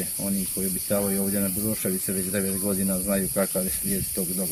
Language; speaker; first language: Bosnian; native; Bosnian